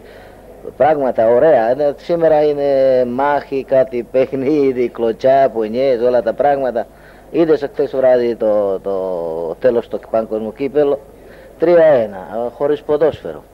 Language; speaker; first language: Greek; non-native, learner; Hungarian